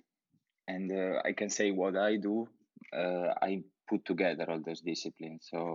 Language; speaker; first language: English; non-native, fluent; Italian